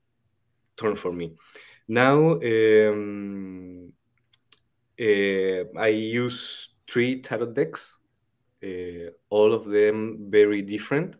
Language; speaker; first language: English; non-native, fluent; Spanish